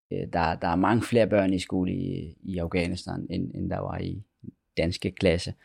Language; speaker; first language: Danish; early bilingual, other home language; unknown